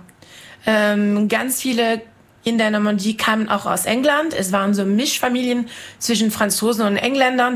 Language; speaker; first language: German; non-native, fluent; French